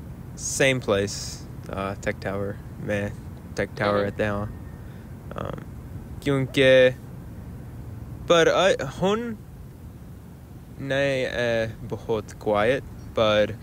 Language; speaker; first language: Punjabi; non-native, learner; English